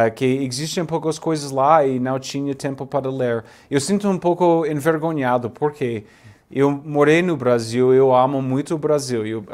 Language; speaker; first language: Portuguese; non-native, fluent; English